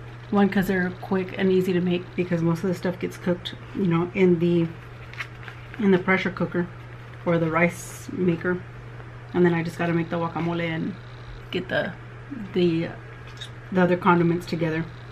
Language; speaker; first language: English; early bilingual, other home language; Spanish